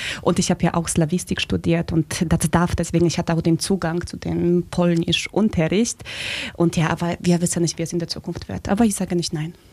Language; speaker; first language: German; non-native, fluent; Polish